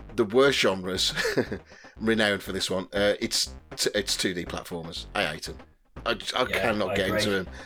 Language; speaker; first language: English; native; English